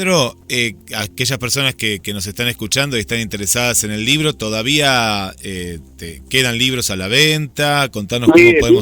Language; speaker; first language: Spanish; native; Spanish